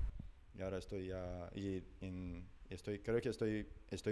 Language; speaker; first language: Spanish; non-native, fluent; Persian